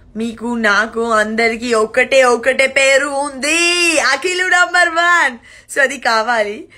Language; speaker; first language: Telugu; non-native, learner; Gujarati